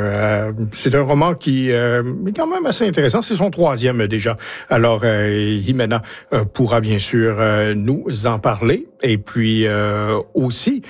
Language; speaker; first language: French; native; French